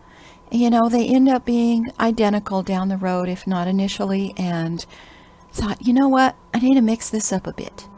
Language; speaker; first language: English; native; English